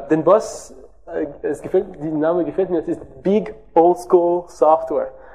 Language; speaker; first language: German; non-native, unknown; French